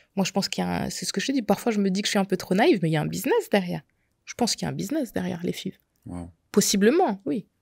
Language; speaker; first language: French; native; French